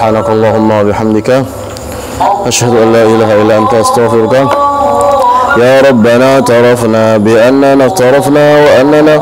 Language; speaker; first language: Arabic; non-native, fluent; Indonesian